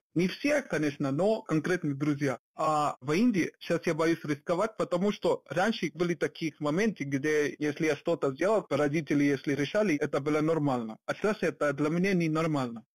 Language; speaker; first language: Russian; non-native, fluent; Hindi